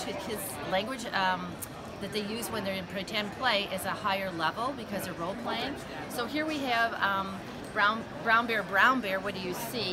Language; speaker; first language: English; native; English